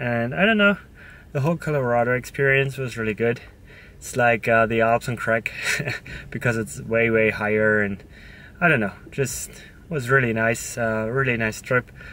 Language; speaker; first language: English; non-native, fluent; German